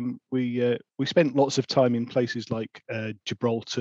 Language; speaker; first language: English; native; English